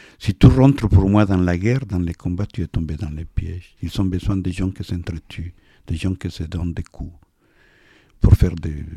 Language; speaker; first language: French; non-native, fluent; Spanish